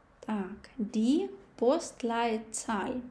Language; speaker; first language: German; non-native, fluent; Ukrainian